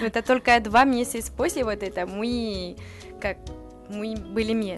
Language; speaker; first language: Russian; non-native, learner; French